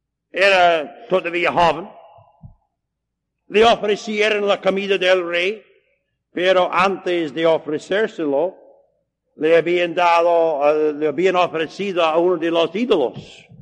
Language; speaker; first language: Spanish; non-native, fluent; English